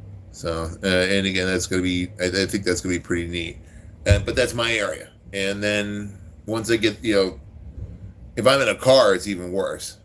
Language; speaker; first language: English; native; English